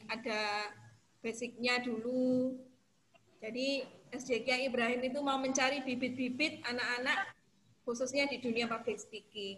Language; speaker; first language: Indonesian; native; Indonesian